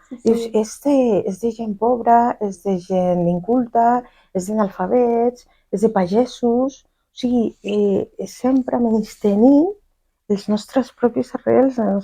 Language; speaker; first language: Catalan; non-native, fluent; Spanish